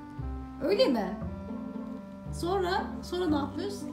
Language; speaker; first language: Turkish; native; Turkish